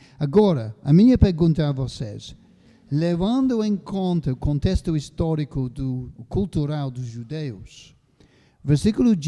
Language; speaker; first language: Portuguese; non-native, fluent; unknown